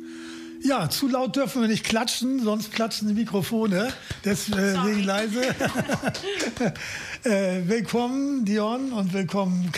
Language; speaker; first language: German; native; German